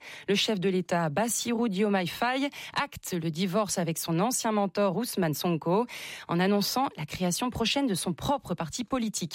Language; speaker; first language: French; native; French